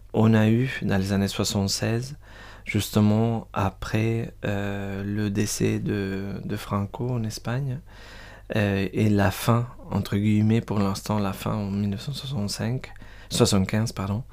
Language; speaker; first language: French; non-native, fluent; Spanish